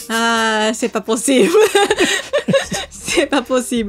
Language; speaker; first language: French; non-native, learner; Japanese